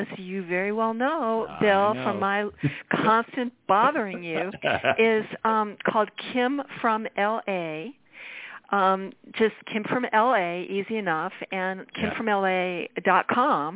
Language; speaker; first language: English; native; English